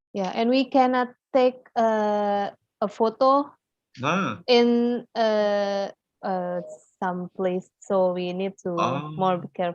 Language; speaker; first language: English; non-native, learner; Indonesian